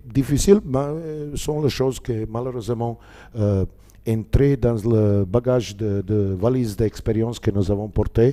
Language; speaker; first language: French; non-native, learner; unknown